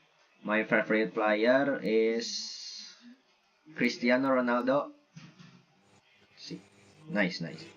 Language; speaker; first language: English; non-native, learner; Indonesian